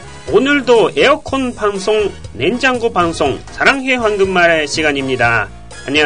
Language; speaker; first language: Korean; non-native, fluent; Japanese